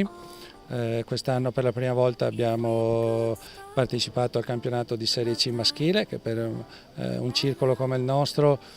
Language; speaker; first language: Italian; native; Italian